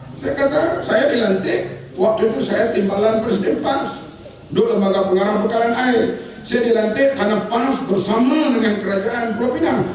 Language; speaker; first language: Malay; native; Malay